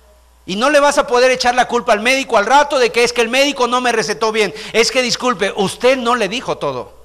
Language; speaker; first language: Spanish; native; Spanish